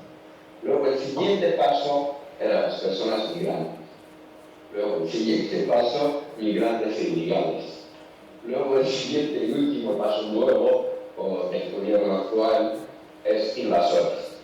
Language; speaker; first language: Spanish; non-native, learner; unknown